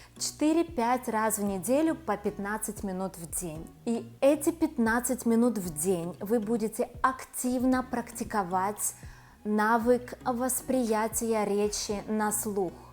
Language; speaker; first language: Russian; native; Russian